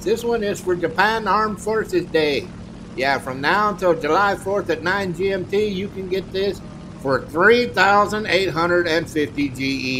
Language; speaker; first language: English; native; English